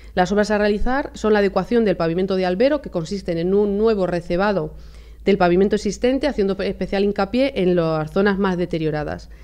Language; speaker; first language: Spanish; native; Spanish